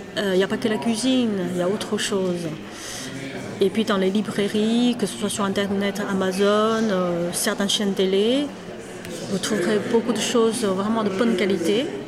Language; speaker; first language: French; non-native, fluent; Chinese